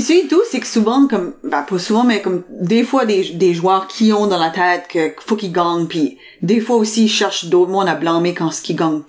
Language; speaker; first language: French; native; French